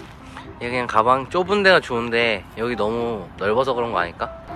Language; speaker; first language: Korean; native; Korean